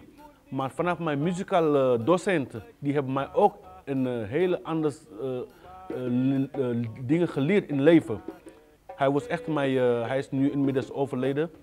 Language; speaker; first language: Dutch; non-native, learner; Wolof